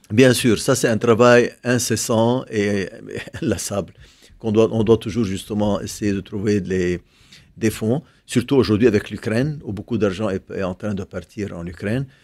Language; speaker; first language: French; non-native, local second language; Arabic